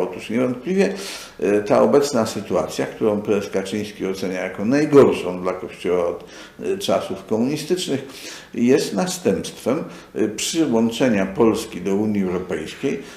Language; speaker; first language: Polish; native; Polish